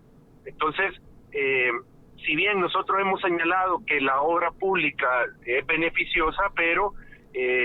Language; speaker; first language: Spanish; native; Spanish